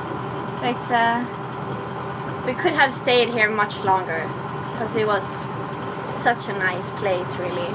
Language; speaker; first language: English; non-native, fluent; Swedish